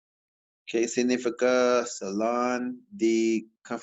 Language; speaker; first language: Spanish; non-native, learner; English